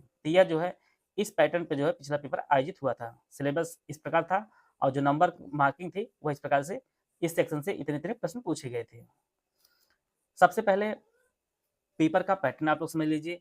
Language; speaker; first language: Hindi; native; Hindi